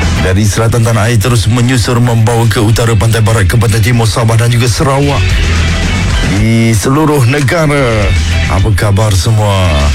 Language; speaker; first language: Malay; native; Malay